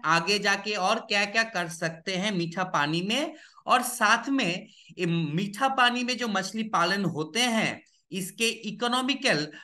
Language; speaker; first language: Hindi; non-native, local second language; Bangla